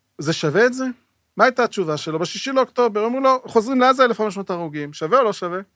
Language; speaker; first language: Hebrew; native; Hebrew